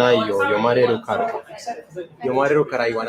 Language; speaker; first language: Japanese; non-native, learner; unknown